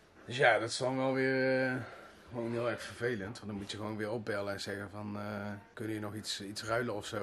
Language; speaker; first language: Dutch; native; Dutch